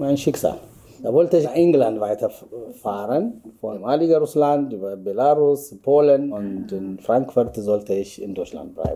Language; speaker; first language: German; non-native, learner; Amharic